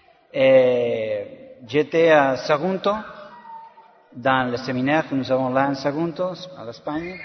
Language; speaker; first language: French; non-native, learner; Spanish